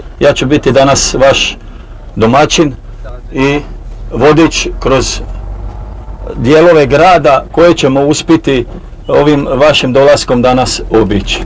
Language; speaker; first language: Croatian; native; Croatian